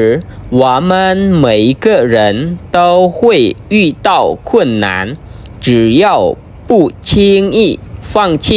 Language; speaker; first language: Chinese; non-native, fluent; Khmer